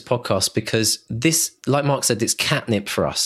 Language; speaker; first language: English; native; English